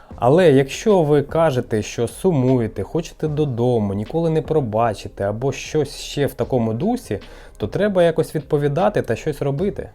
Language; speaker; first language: Ukrainian; non-native, local second language; Russian